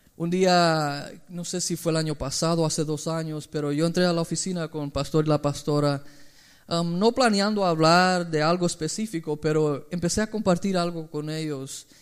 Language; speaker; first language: Spanish; early bilingual, heritage; Spanish